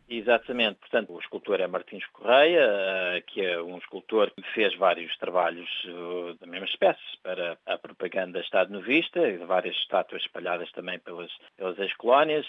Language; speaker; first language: Portuguese; early bilingual, heritage; Portuguese